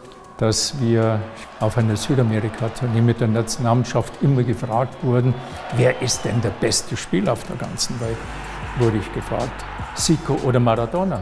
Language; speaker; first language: German; native; German